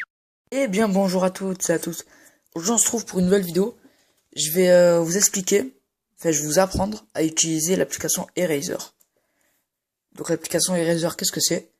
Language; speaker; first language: French; native; French